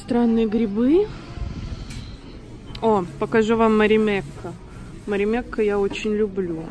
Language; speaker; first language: Russian; native; Russian